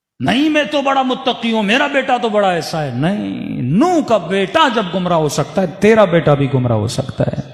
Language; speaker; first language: Urdu; early bilingual, heritage; Urdu